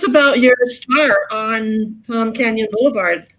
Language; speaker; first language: English; native; English